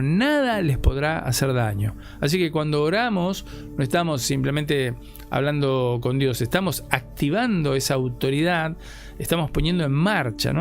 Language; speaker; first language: Spanish; native; Spanish